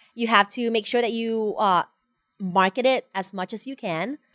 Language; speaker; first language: English; non-native, fluent; Spanish